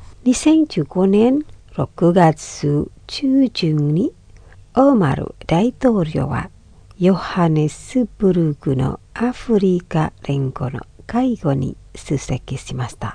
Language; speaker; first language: Japanese; non-native, fluent; Indonesian